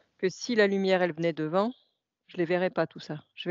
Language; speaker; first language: French; native; French